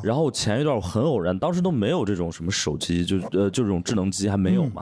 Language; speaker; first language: Chinese; native; Chinese